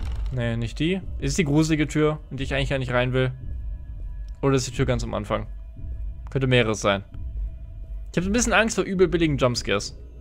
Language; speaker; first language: German; native; German